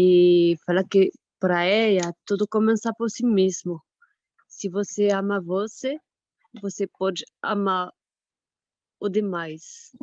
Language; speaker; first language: Portuguese; non-native, fluent; French